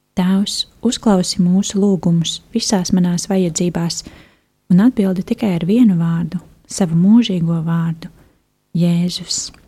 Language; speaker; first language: Latvian; native; Latvian